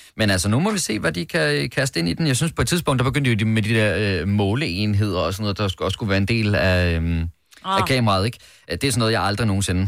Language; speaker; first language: Danish; native; Danish